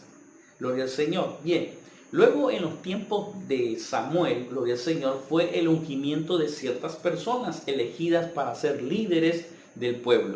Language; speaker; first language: Spanish; native; Spanish